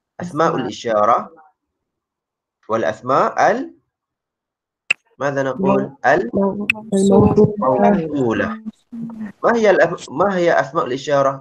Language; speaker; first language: Arabic; non-native, fluent; Malay